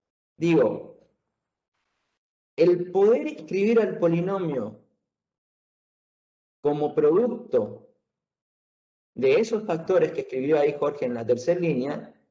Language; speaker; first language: Spanish; native; Spanish